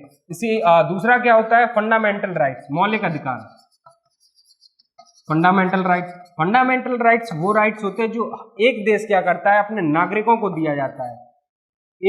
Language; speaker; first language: Hindi; native; Hindi